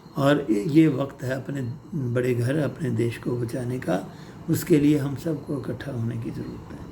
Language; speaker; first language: Hindi; non-native, local second language; Punjabi